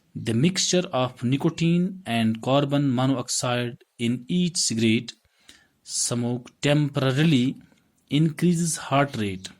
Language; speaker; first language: English; non-native, local second language; Urdu